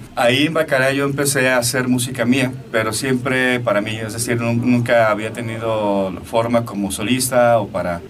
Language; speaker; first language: Spanish; native; Spanish